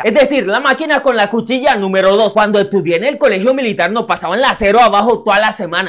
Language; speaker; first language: Spanish; native; Spanish